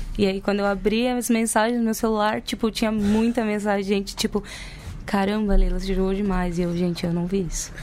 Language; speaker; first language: Portuguese; native; Portuguese